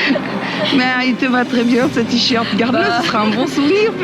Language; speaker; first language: French; native; French